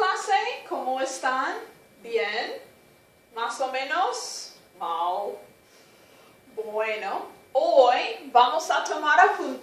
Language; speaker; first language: Spanish; non-native, fluent; English